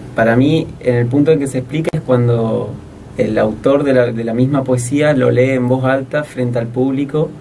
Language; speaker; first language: Spanish; native; Spanish